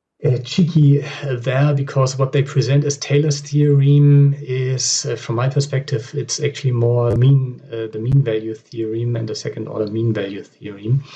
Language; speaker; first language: English; non-native, fluent; German